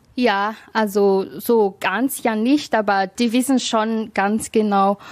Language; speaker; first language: German; non-native, learner; Malagasy